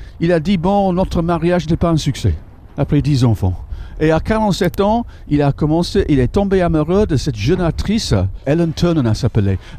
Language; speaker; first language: French; non-native, fluent; English